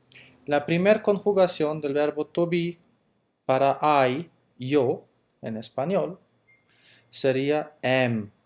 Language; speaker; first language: Spanish; non-native, fluent; German